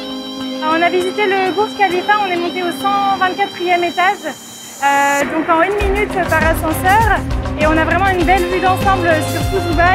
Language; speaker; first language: French; native; French